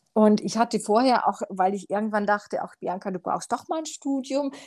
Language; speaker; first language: German; early bilingual, other home language; Romanian